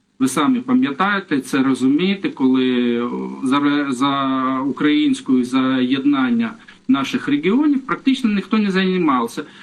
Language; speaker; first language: Ukrainian; non-native, local second language; Russian